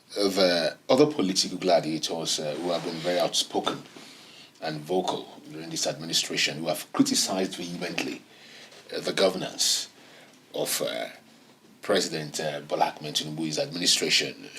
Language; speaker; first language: English; non-native, local second language; Yoruba